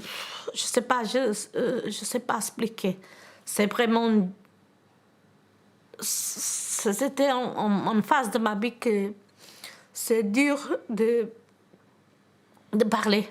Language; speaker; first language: French; non-native, learner; Portuguese